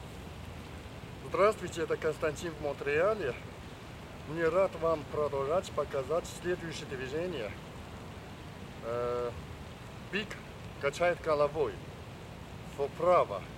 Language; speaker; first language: Russian; non-native, learner; Chinese